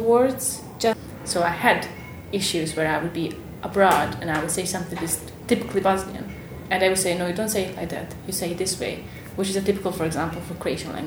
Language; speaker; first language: English; non-native, fluent; Bosnian